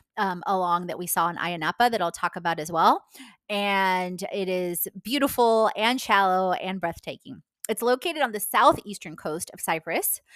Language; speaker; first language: English; non-native, fluent; Polish